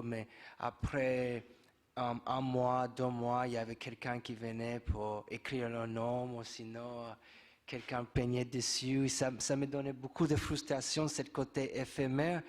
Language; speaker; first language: French; non-native, fluent; English